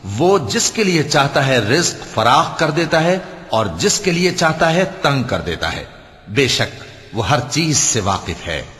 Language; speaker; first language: Urdu; native; Urdu